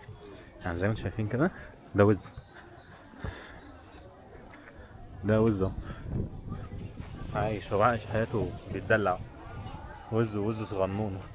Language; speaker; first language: Arabic; native; Arabic